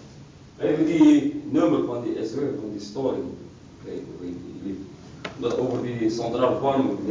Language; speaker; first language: Dutch; non-native, learner; Arabic